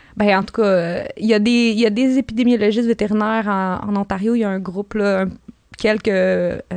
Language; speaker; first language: French; native; French